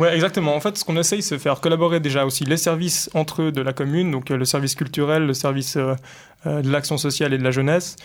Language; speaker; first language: French; native; French